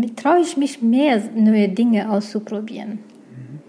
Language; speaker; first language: German; non-native, learner; Arabic